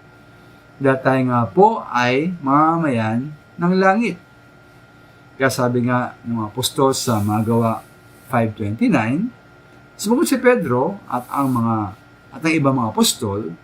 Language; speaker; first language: Filipino; native; Filipino